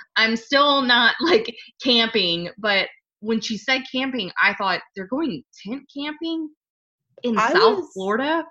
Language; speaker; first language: English; native; English